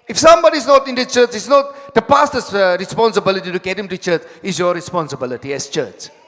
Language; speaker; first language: English; non-native, local second language; Afrikaans